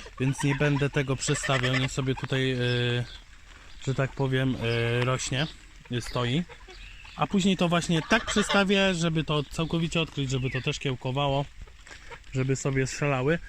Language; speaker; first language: Polish; native; Polish